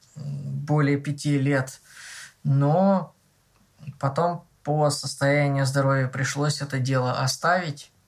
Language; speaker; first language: Russian; native; Russian